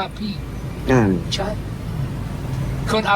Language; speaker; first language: Thai; non-native, learner; English